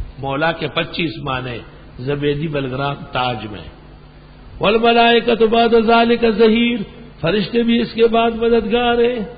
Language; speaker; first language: Urdu; non-native, local second language; Pashto